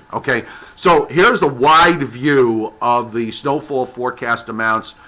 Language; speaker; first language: English; native; English